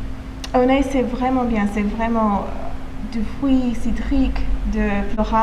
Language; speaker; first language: French; non-native, fluent; English